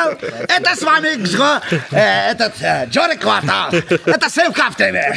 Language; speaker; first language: Russian; non-native, learner; Uzbek